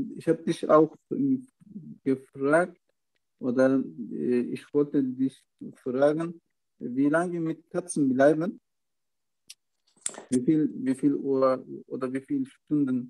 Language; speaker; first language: German; non-native, learner; Turkish